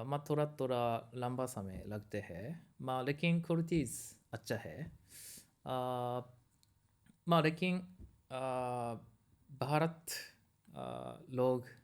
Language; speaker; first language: Hindi; non-native, learner; Japanese